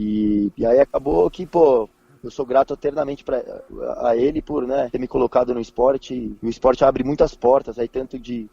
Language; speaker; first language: Portuguese; native; Portuguese